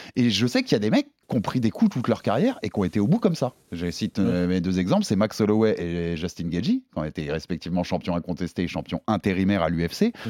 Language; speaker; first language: French; native; French